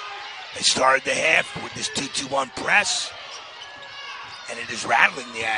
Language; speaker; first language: English; native; English